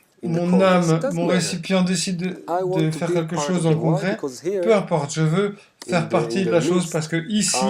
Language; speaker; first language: French; non-native, fluent; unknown